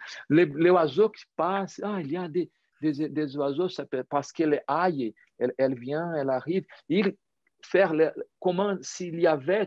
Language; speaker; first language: French; non-native, fluent; Portuguese